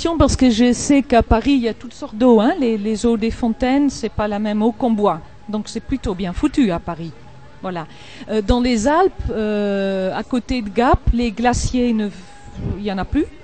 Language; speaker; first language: French; non-native, fluent; Dutch